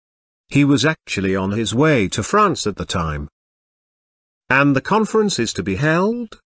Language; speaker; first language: English; non-native, fluent; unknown